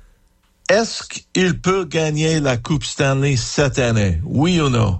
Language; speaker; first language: French; non-native, learner; English